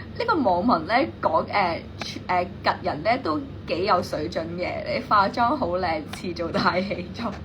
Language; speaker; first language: Cantonese; native; Cantonese